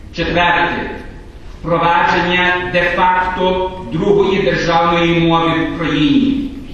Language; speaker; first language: Ukrainian; early bilingual, heritage; Ukrainian